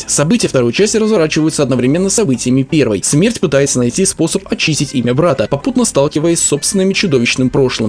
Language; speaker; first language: Russian; native; Russian